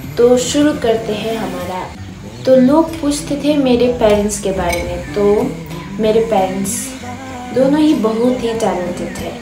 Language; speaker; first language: Hindi; non-native, local second language; Nepali